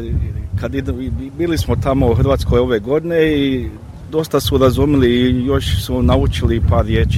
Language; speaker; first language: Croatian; early bilingual, heritage; English